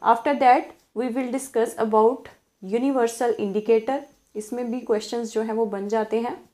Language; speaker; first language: Hindi; non-native, local second language; Punjabi